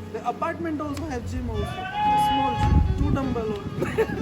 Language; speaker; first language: English; non-native, learner; Hindi